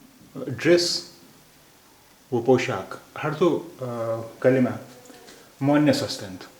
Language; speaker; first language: Persian; non-native, fluent; Urdu